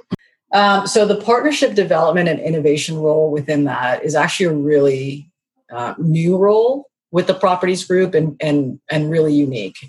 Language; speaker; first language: English; native; English